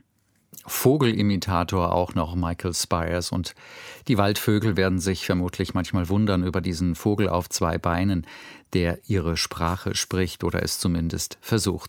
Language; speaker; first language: German; native; German